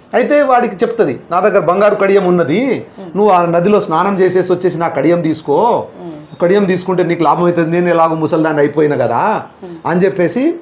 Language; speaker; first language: Telugu; native; Telugu